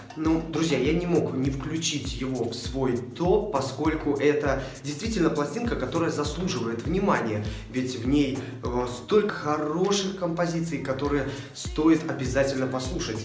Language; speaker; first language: Russian; native; Russian